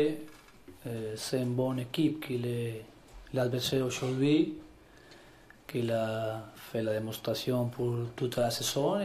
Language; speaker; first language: French; non-native, learner; Spanish